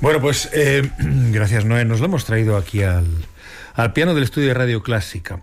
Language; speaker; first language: Spanish; native; Spanish